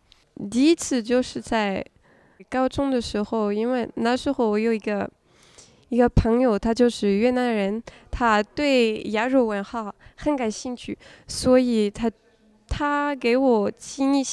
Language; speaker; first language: Chinese; non-native, fluent; French